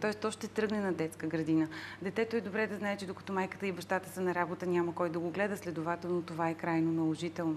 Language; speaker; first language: Bulgarian; native; Bulgarian